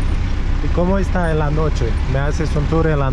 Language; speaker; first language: Spanish; non-native, learner; Romanian